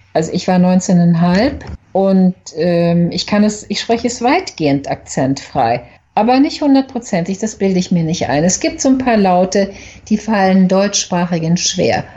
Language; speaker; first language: German; native; German